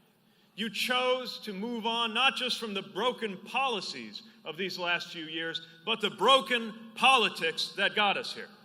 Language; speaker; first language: English; native; English